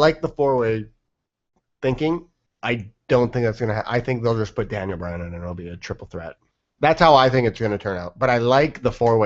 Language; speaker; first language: English; native; English